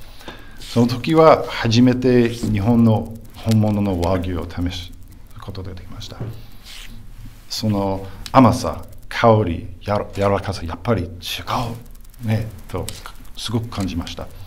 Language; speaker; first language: Japanese; non-native, fluent; English